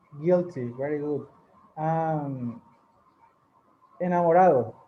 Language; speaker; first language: English; non-native, learner; Spanish